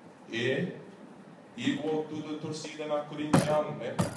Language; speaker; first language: Portuguese; non-native, learner; English